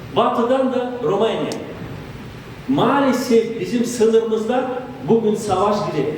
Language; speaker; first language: Turkish; non-native, fluent; Romanian